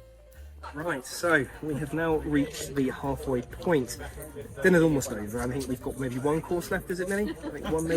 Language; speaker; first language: English; native; English